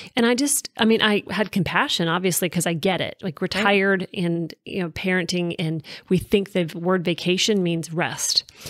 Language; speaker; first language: English; native; English